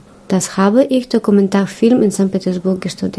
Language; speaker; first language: German; non-native, learner; Russian